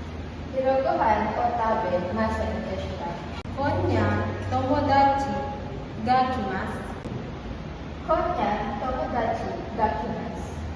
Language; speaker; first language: Japanese; non-native, learner; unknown